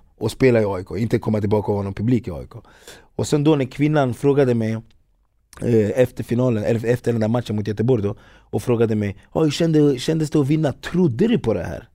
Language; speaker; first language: Swedish; early bilingual, other home language; Ganda